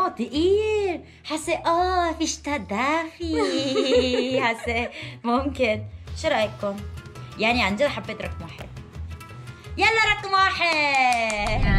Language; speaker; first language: Arabic; non-native, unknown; Korean